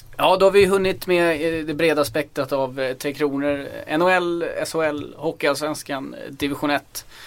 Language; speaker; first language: Swedish; native; Swedish